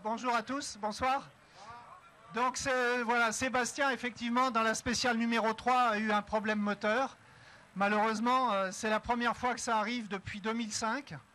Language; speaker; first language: French; native; French